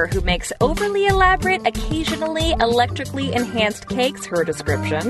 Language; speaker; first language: English; native; English